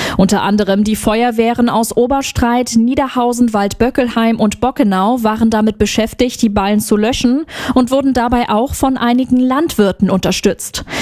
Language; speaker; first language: German; native; German